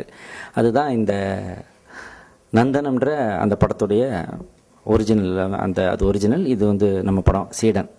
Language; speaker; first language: Tamil; native; Tamil